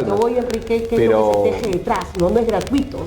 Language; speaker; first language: Spanish; native; Spanish